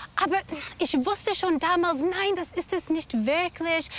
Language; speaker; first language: German; non-native, fluent; English